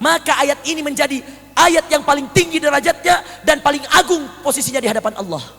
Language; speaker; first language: Indonesian; native; Indonesian